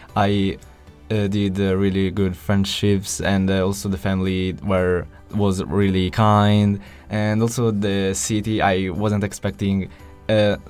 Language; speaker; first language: English; non-native, fluent; Italian